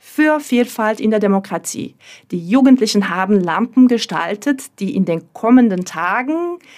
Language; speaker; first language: German; non-native, fluent; Turkish